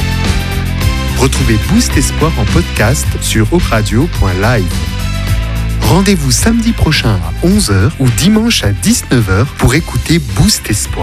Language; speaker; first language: French; native; French